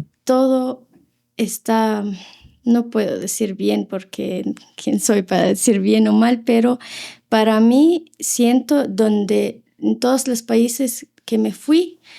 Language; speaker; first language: Spanish; non-native, fluent; Arabic